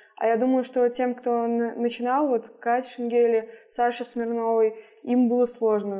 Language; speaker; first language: Russian; native; Russian